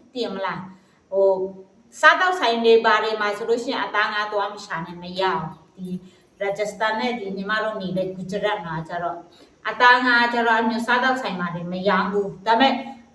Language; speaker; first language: Burmese; non-native, local second language; Kachin